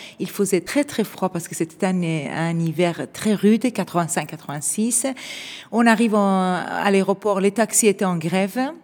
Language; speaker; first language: French; non-native, fluent; Persian